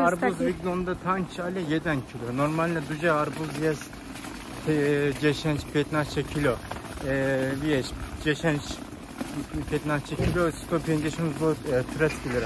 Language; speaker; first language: Polish; non-native, learner; Turkish